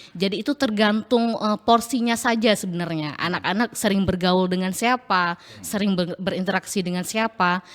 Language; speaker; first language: Indonesian; non-native, local second language; Achinese